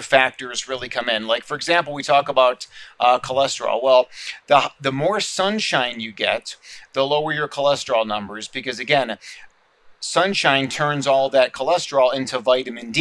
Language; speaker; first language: English; native; English